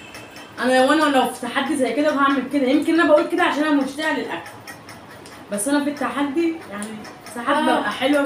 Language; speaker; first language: Arabic; native; Arabic